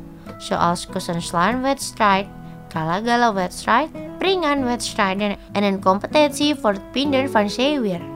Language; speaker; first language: Dutch; non-native, fluent; Indonesian